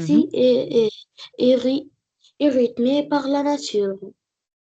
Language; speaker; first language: French; non-native, learner; Arabic